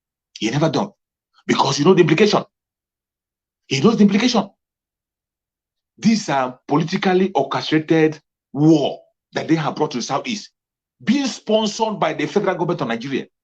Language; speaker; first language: English; non-native, local second language; Igbo